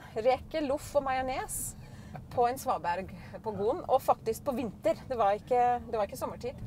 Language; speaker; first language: Norwegian; non-native, fluent; English